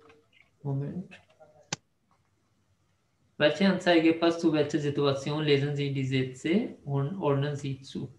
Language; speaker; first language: German; non-native, fluent; Urdu